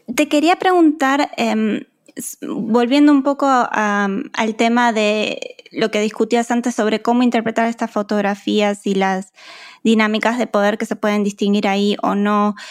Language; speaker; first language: Spanish; native; Spanish